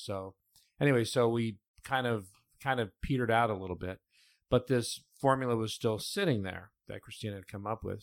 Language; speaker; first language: English; native; English